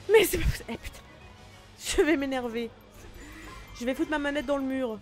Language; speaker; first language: French; native; French